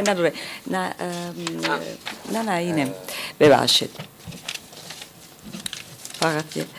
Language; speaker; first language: Persian; non-native, learner; German